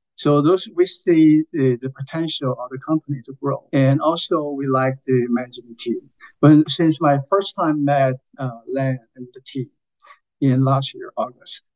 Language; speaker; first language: English; non-native, fluent; Chinese